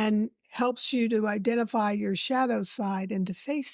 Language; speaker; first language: English; native; English